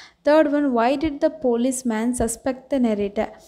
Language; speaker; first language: English; non-native, local second language; Tamil